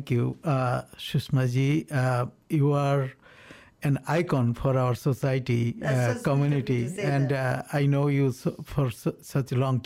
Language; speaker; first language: English; non-native, local second language; Bangla